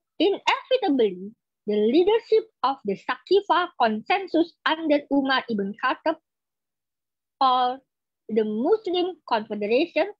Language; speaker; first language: English; non-native, fluent; Indonesian